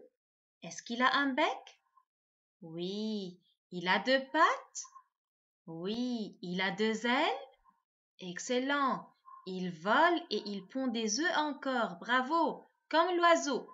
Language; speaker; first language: French; non-native, local second language; Arabic